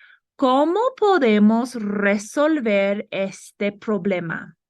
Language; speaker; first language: Spanish; non-native, fluent; English